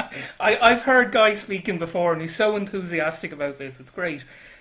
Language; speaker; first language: English; native; English